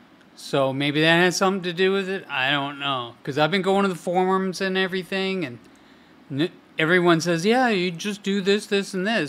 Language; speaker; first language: English; native; English